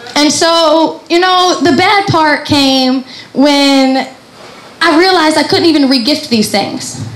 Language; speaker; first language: English; native; English